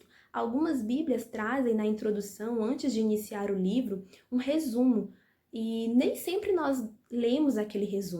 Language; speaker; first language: Portuguese; native; Portuguese